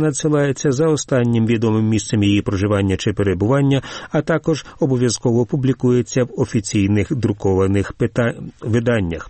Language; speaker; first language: Ukrainian; native; Ukrainian